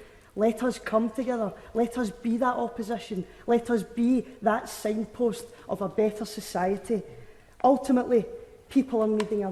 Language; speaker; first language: English; native; English